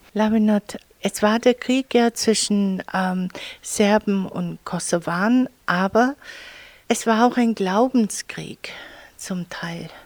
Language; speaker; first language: German; native; German